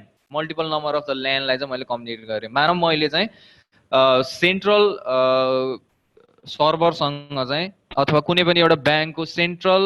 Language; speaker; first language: Nepali; native; Nepali